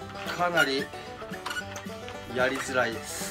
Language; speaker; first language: Japanese; native; Japanese